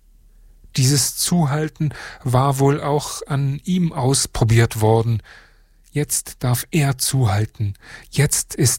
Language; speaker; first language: German; native; German